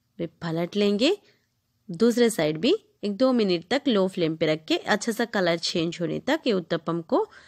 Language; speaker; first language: Hindi; non-native, local second language; Telugu